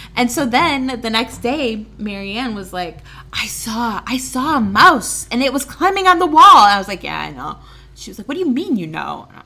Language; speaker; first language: English; native; English